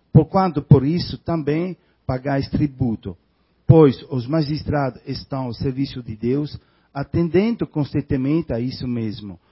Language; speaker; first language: Portuguese; non-native, fluent; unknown